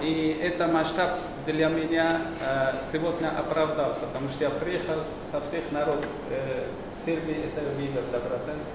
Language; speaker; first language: Russian; non-native, fluent; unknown